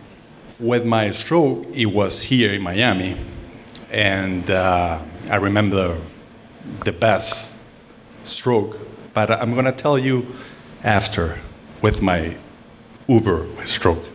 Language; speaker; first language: English; non-native, fluent; Spanish